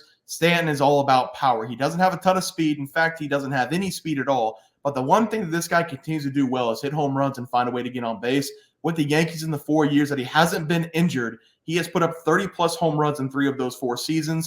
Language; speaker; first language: English; native; English